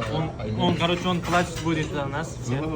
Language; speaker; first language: Russian; non-native, learner; Uzbek